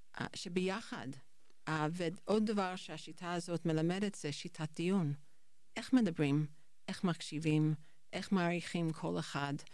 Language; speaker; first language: Hebrew; non-native, fluent; English